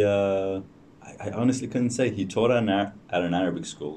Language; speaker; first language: English; non-native, fluent; Persian